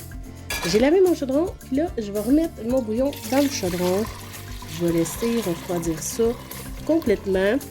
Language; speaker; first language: French; native; French